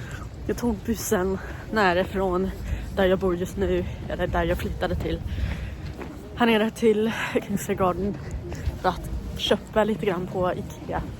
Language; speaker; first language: Swedish; non-native, fluent; English